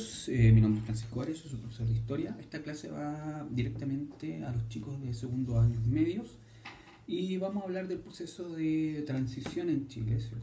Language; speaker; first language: Spanish; native; Spanish